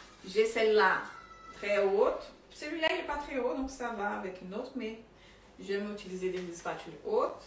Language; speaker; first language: French; non-native, fluent; Portuguese